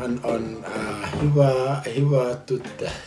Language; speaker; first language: Finnish; non-native, learner; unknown